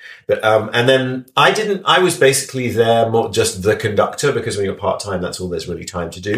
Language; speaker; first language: English; native; English